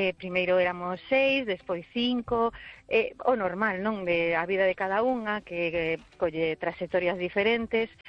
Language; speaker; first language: Galician; early bilingual, heritage; Galician